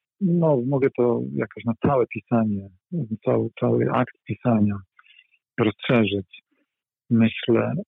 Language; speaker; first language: Polish; native; Polish